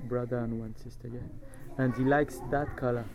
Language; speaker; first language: English; non-native, fluent; French